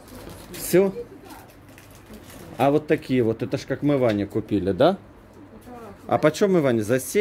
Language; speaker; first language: Russian; native; Russian